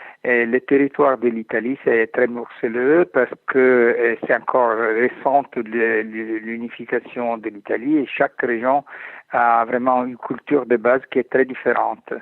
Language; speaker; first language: French; non-native, fluent; Italian